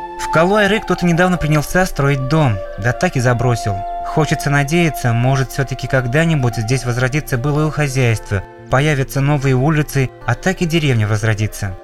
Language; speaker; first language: Russian; non-native, local second language; Bashkir